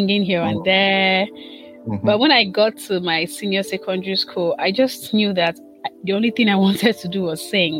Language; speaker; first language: English; non-native, local second language; Igbo